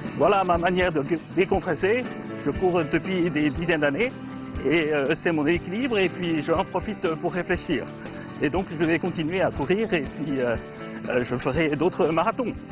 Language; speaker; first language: French; non-native, fluent; Chinese